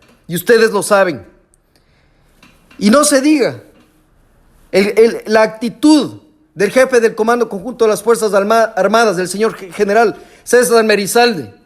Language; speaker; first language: Spanish; native; Spanish